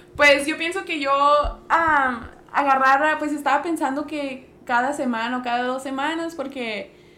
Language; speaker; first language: English; early bilingual, other home language; Spanish